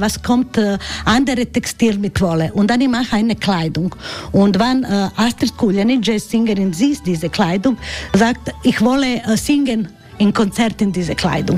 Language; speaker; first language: German; non-native, learner; Croatian